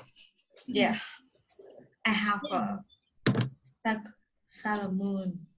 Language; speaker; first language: English; non-native, learner; Vietnamese